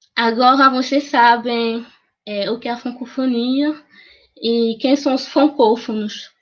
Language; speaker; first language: Portuguese; non-native, fluent; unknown